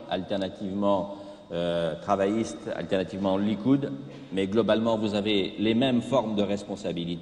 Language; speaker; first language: French; native; French